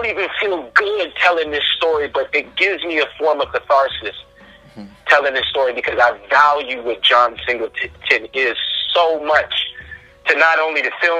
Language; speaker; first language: English; native; English